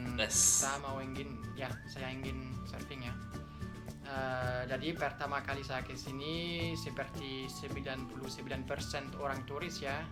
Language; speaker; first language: Indonesian; non-native, fluent; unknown